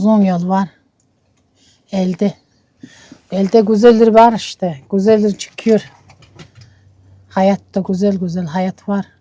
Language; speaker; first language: Turkish; non-native, learner; Mongolian